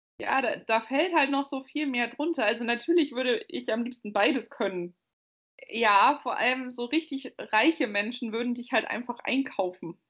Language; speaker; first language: German; native; German